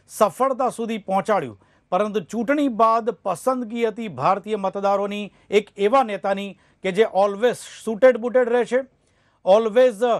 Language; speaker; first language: Gujarati; native; Gujarati